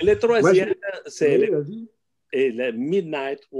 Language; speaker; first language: French; non-native, fluent; Italian